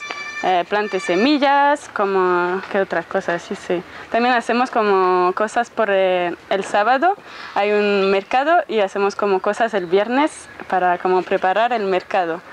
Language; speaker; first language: Spanish; non-native, fluent; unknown